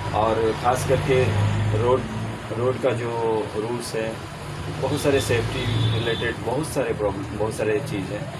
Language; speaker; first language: Hindi; native; Hindi